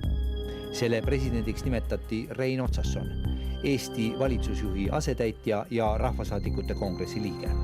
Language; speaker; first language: Estonian; native; Estonian